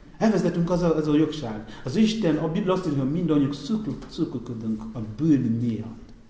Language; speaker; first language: Hungarian; non-native, fluent; Igbo